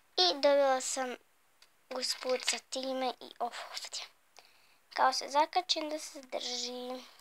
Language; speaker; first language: Bosnian; early bilingual, heritage; Bosnian